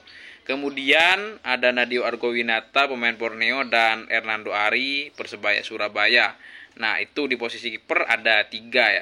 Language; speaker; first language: Indonesian; native; Indonesian